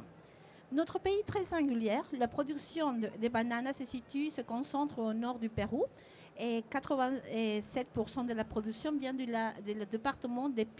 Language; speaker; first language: French; non-native, fluent; Spanish